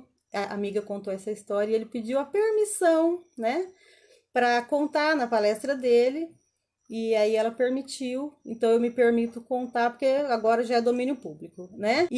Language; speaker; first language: Portuguese; native; Portuguese